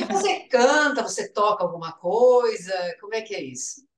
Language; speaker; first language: Portuguese; native; Portuguese